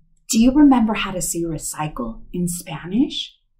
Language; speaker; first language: English; early bilingual, other home language; Spanish